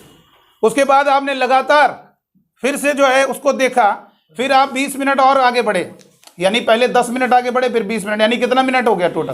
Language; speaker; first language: Hindi; native; Hindi